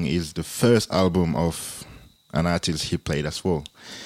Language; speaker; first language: English; non-native, local second language; French